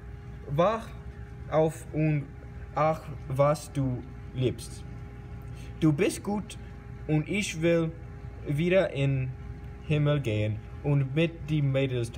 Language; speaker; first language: German; non-native, learner; English